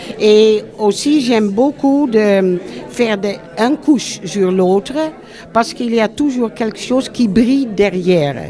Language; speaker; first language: French; non-native, fluent; Dutch